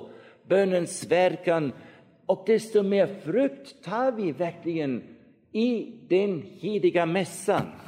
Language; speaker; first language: Swedish; non-native, fluent; German